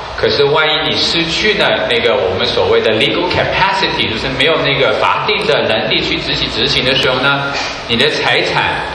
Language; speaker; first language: Chinese; non-native, local second language; Cantonese